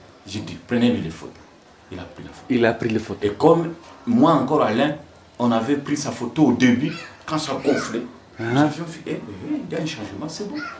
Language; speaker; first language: French; non-native, local second language; Swahili